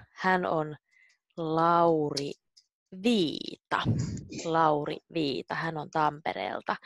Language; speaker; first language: Finnish; native; Finnish